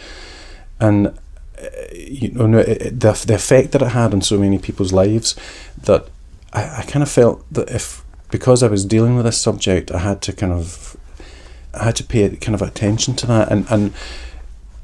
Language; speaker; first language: English; native; English